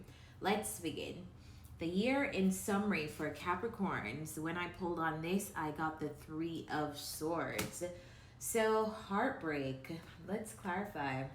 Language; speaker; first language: English; native; English